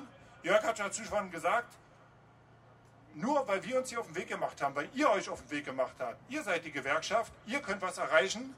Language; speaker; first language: German; native; German